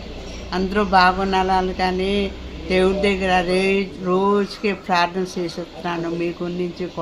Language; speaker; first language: Telugu; early bilingual, heritage; Telugu